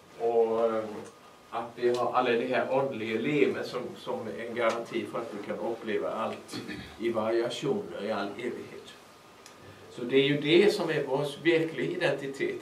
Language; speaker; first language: Swedish; native; Swedish